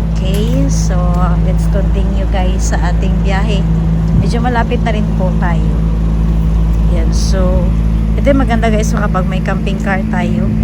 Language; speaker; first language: Filipino; native; Filipino